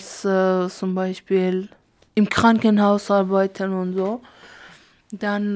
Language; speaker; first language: German; non-native, learner; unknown